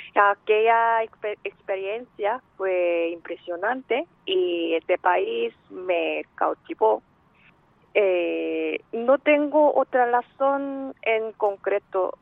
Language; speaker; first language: Spanish; non-native, fluent; Korean